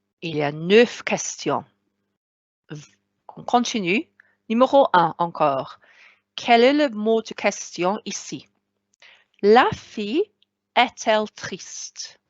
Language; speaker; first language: French; non-native, fluent; Welsh